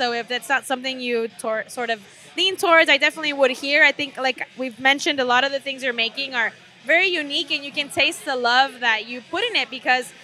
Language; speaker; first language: English; early bilingual, other home language; Spanish